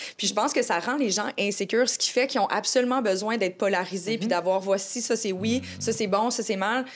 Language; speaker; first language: French; native; French